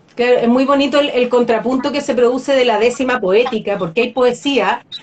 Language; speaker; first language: Spanish; native; Spanish